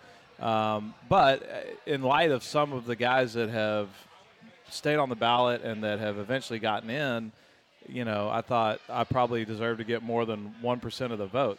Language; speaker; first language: English; native; English